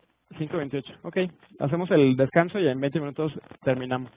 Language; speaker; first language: Spanish; native; Spanish